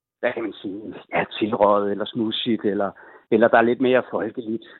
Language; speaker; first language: Danish; native; Danish